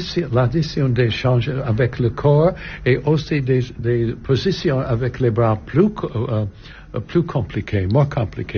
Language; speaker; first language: French; non-native, learner; English